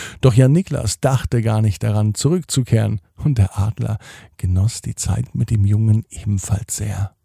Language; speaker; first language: German; native; German